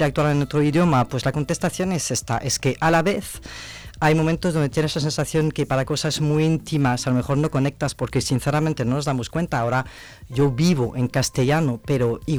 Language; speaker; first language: Spanish; non-native, fluent; French